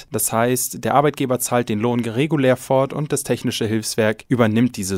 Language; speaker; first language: German; native; German